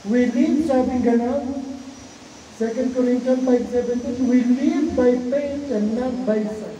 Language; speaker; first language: English; non-native, local second language; Filipino